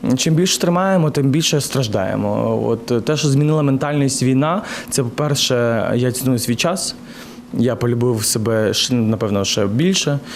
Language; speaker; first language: Ukrainian; native; Ukrainian